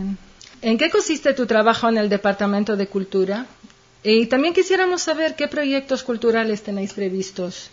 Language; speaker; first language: Spanish; native; Spanish